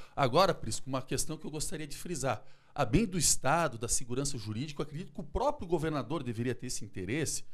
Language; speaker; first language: Portuguese; native; Portuguese